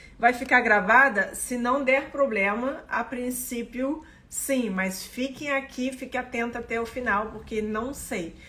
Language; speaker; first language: Portuguese; non-native, fluent; French